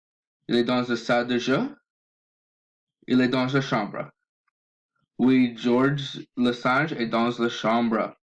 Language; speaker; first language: French; non-native, learner; English